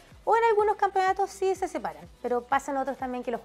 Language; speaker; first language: Spanish; native; Spanish